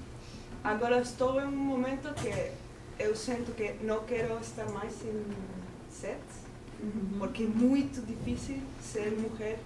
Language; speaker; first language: Portuguese; non-native, learner; Spanish